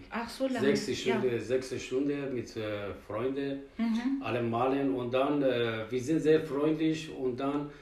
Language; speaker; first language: German; non-native, fluent; Persian